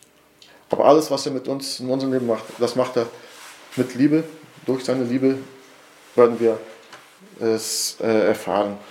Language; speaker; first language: German; non-native, fluent; Portuguese